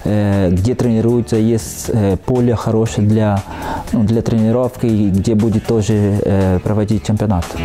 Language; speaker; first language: Russian; non-native, fluent; Portuguese